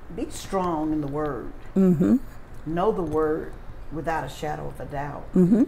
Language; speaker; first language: English; native; English